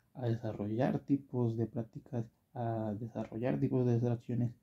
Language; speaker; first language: Spanish; native; Spanish